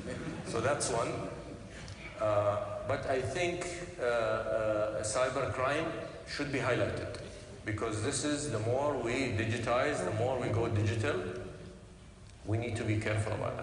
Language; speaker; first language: English; non-native, fluent; Arabic